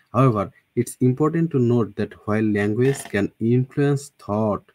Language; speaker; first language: English; non-native, local second language; Bangla